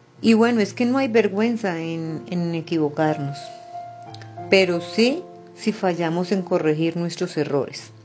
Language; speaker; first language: Spanish; native; Spanish